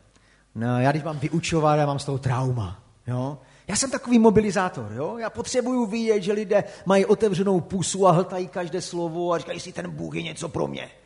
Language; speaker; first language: Czech; native; Czech